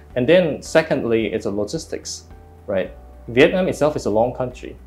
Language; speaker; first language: English; non-native, fluent; Korean